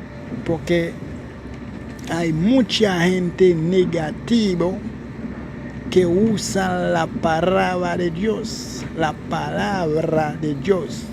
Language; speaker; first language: Spanish; non-native, fluent; Haitian Creole